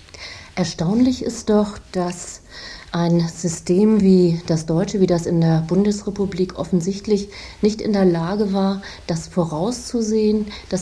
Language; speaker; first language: German; native; German